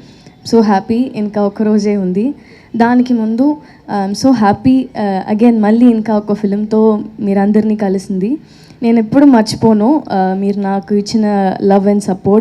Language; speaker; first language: Telugu; non-native, learner; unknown